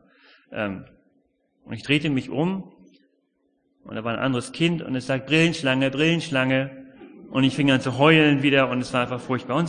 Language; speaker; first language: German; native; German